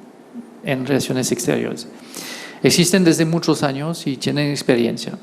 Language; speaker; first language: Spanish; non-native, fluent; French